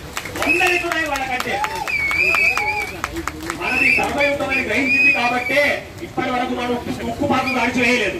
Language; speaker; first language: Telugu; native; Telugu